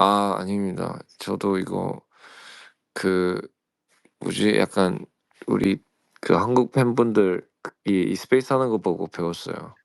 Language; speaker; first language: Korean; early bilingual, heritage; Korean